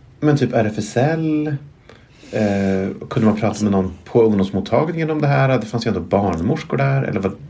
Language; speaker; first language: Swedish; native; Swedish